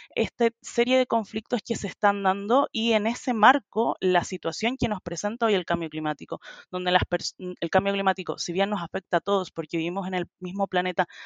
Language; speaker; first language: Spanish; native; Spanish